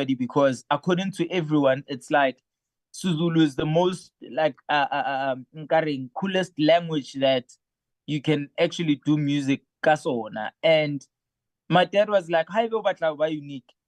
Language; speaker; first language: English; non-native, local second language; Southern Sotho